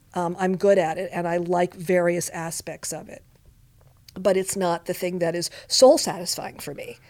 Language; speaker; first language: English; native; English